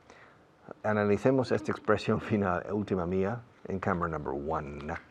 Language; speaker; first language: Spanish; non-native, fluent; English